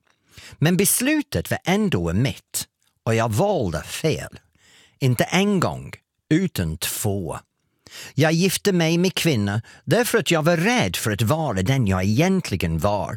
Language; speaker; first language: Swedish; non-native, fluent; English